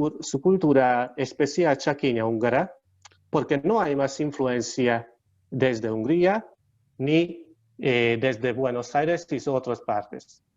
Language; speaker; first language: Spanish; non-native, learner; Hungarian